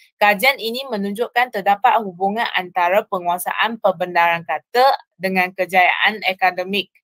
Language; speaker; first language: Malay; non-native, local second language; Chinese